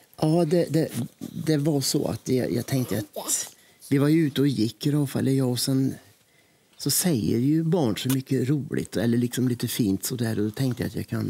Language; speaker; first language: Swedish; native; Swedish